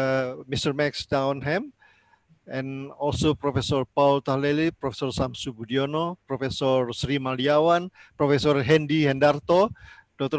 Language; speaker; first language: English; non-native, learner; Indonesian